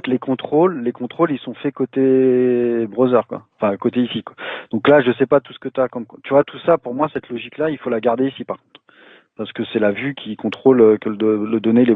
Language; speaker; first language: French; native; French